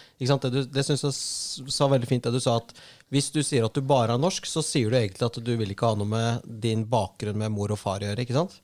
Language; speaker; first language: Norwegian; native; Norwegian